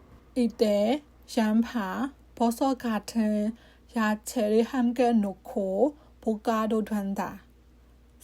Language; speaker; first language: Korean; non-native, learner; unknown